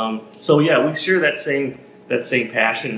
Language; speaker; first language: English; native; English